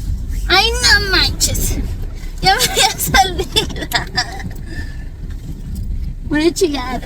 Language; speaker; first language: Spanish; early bilingual, heritage; Spanish